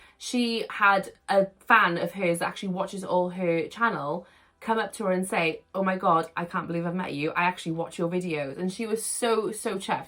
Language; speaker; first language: English; native; English